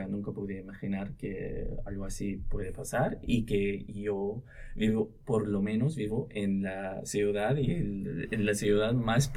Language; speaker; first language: Spanish; non-native, local second language; Arabic